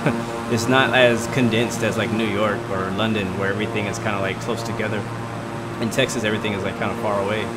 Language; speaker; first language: English; native; English